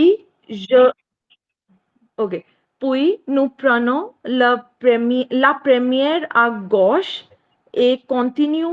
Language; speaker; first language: French; non-native, learner; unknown